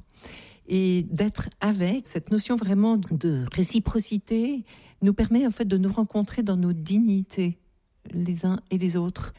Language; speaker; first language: French; native; French